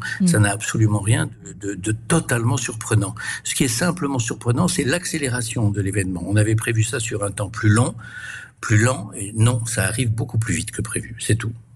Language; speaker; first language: French; native; French